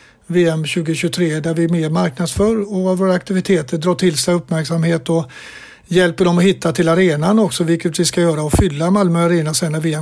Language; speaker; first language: Swedish; native; Swedish